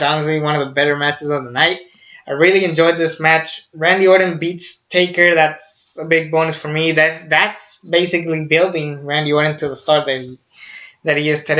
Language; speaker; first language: English; native; English